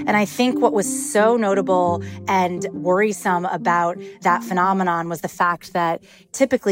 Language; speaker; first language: English; native; English